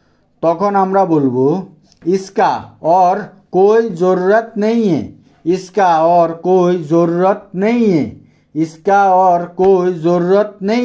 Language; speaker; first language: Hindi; non-native, fluent; Bangla